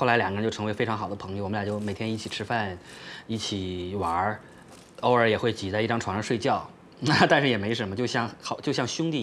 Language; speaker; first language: Chinese; native; Chinese